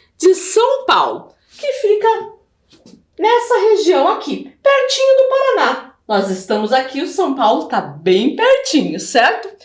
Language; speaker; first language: Portuguese; native; Portuguese